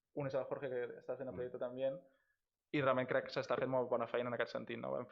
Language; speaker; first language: Catalan; non-native, local second language; Spanish